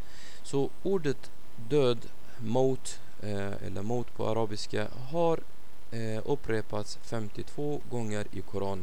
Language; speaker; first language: Swedish; non-native, fluent; Arabic